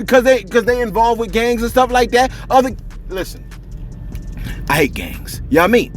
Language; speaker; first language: English; native; English